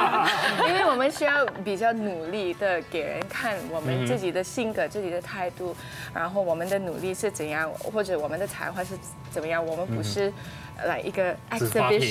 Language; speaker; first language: Chinese; non-native, local second language; English